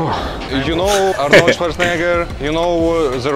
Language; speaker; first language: English; non-native, learner; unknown